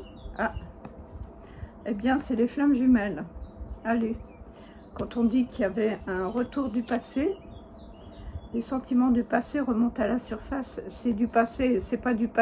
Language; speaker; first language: French; native; French